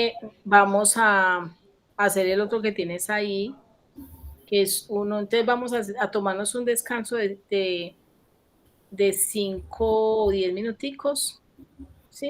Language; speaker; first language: Spanish; native; Spanish